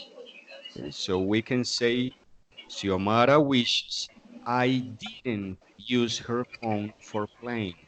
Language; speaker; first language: English; non-native, fluent; Spanish